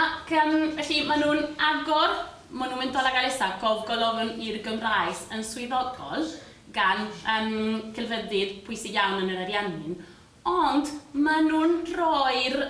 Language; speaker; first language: Welsh; non-native, fluent; Spanish